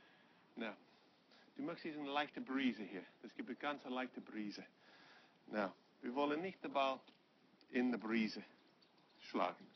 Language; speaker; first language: German; non-native, learner; English